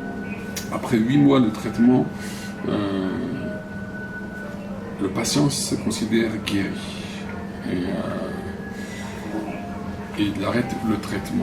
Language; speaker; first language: French; non-native, fluent; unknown